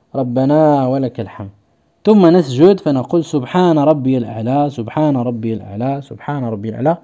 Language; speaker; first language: Arabic; native; Arabic